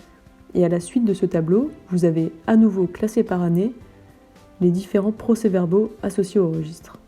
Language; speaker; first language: French; native; French